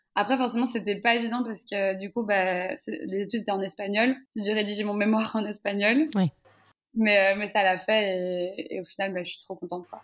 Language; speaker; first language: French; native; French